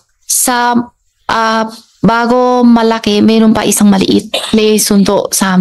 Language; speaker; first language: Filipino; non-native, learner; Chinese